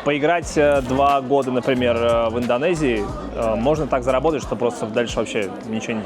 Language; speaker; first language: Russian; native; Russian